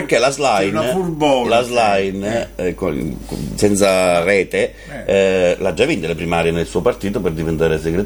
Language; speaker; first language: Italian; native; Italian